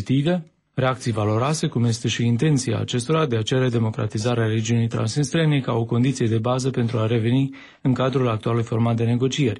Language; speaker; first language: Romanian; native; Romanian